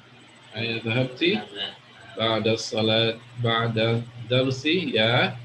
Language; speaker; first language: Arabic; non-native, fluent; English